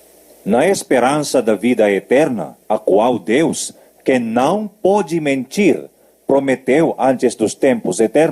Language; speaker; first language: Portuguese; native; Portuguese